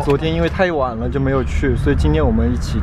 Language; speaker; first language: Chinese; native; Chinese